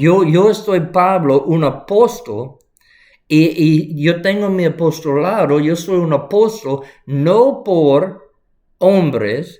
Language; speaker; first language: Spanish; non-native, fluent; English